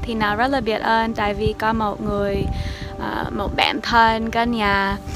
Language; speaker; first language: Vietnamese; non-native, fluent; English